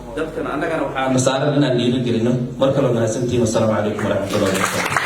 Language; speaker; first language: Somali; native; Somali